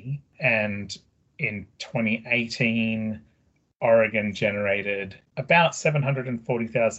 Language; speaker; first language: English; native; English